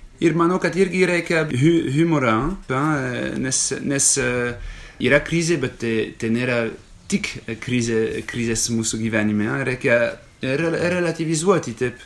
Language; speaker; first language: Lithuanian; non-native, fluent; French